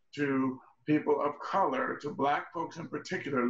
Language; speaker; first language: English; native; English